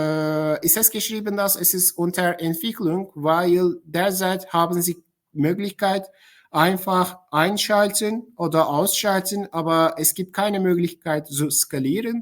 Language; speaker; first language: German; non-native, fluent; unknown